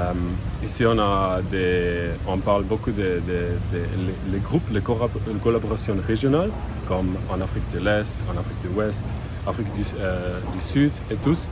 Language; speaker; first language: French; non-native, fluent; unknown